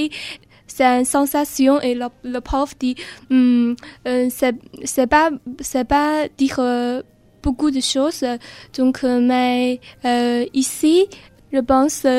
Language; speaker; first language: French; non-native, learner; Chinese